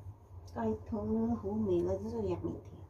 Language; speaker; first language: Chinese; non-native, learner; Indonesian